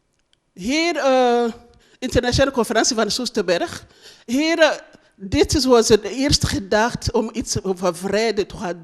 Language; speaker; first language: Dutch; non-native, learner; Rundi